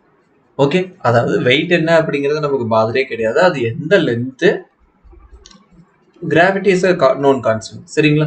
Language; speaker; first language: Tamil; native; Tamil